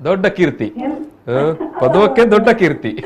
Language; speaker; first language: Kannada; native; Kannada